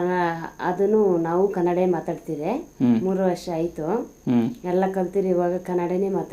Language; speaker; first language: Kannada; non-native, learner; Nepali